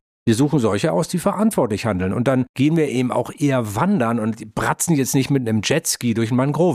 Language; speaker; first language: German; native; German